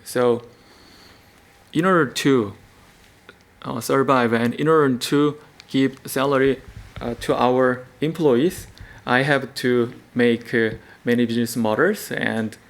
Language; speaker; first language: English; non-native, learner; Korean